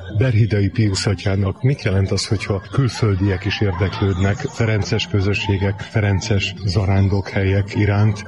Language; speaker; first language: Hungarian; native; Hungarian